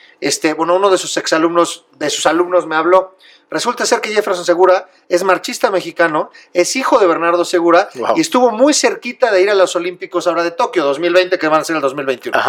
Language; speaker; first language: Spanish; native; Spanish